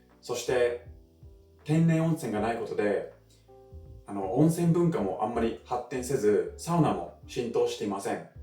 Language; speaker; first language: Japanese; non-native, fluent; English